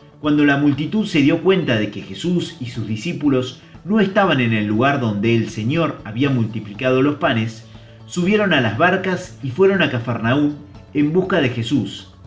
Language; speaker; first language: Spanish; native; Spanish